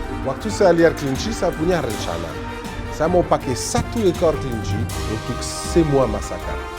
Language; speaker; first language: Indonesian; non-native, fluent; English